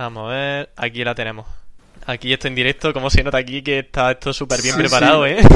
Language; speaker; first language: Spanish; native; Spanish